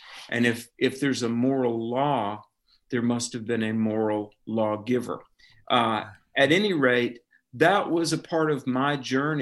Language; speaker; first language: English; native; English